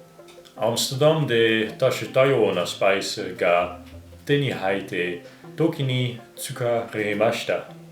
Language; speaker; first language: Japanese; non-native, fluent; Dutch